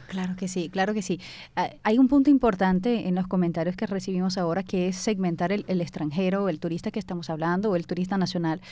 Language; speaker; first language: Spanish; non-native, fluent; Portuguese